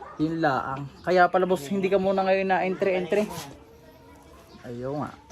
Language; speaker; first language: Filipino; native; Filipino